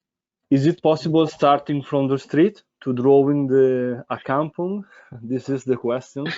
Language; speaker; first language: English; non-native, fluent; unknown